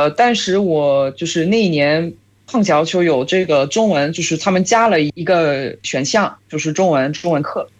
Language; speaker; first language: Chinese; non-native, fluent; French